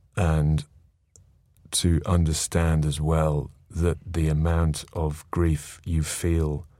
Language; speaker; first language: English; native; English